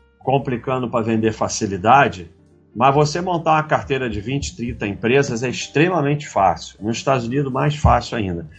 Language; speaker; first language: Portuguese; native; Portuguese